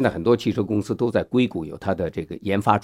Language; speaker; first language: Chinese; native; Chinese